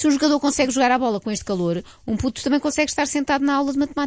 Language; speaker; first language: Portuguese; native; Portuguese